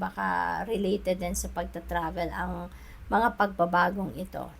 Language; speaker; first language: Filipino; native; Filipino